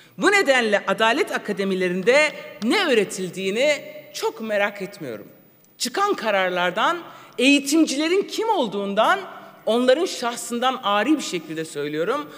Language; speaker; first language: Turkish; non-native, local second language; Kurdish